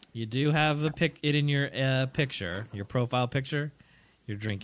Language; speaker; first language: English; native; English